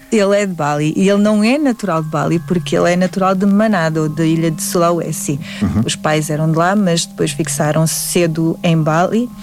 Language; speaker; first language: Portuguese; early bilingual, other home language; English